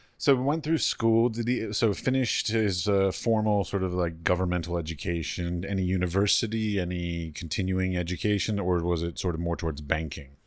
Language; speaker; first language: English; native; English